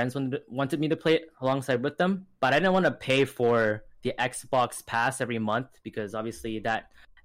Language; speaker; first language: English; native; English